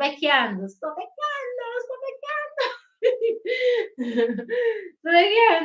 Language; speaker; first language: Italian; non-native, learner; Igbo